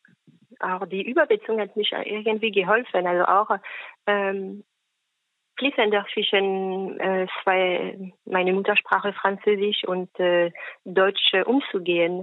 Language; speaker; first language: German; non-native, fluent; French